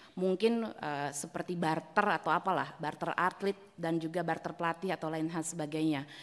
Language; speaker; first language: Indonesian; native; Indonesian